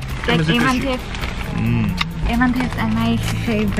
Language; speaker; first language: Dutch; non-native, learner; Filipino